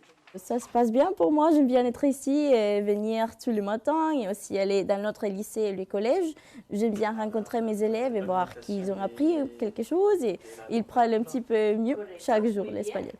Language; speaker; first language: French; non-native, fluent; Spanish